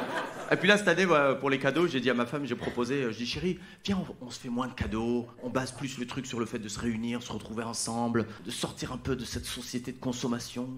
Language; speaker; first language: French; native; French